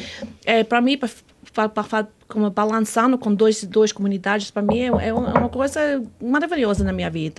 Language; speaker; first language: Portuguese; non-native, fluent; English